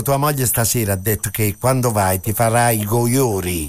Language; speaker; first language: Italian; native; Italian